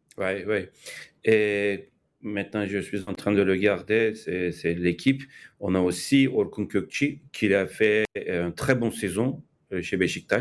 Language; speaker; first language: French; non-native, fluent; Turkish